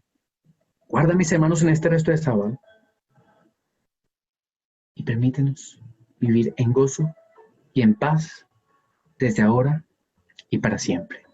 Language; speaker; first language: Spanish; native; Spanish